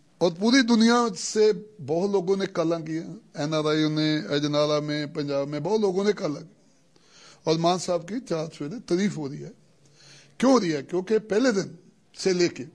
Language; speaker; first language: Hindi; non-native, local second language; Punjabi